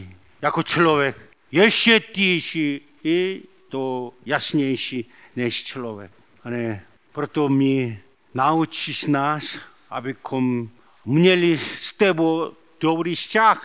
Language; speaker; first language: Czech; non-native, learner; Korean